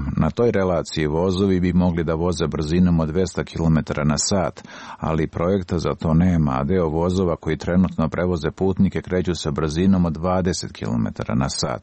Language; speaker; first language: Serbian; native; Serbian